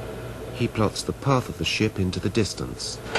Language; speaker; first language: English; native; English